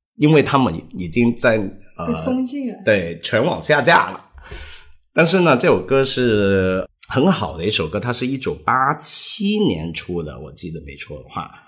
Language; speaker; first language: Chinese; non-native, local second language; Cantonese